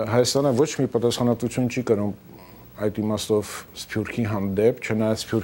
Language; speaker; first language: Armenian; early bilingual, heritage; Armenian